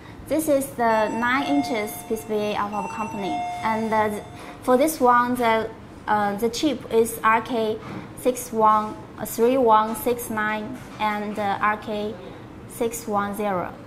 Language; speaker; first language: English; non-native, learner; Chinese